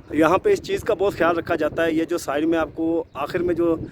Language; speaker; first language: Urdu; non-native, local second language; Punjabi